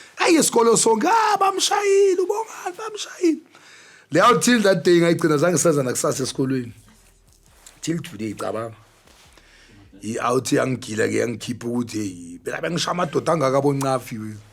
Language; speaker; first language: Zulu; native; Zulu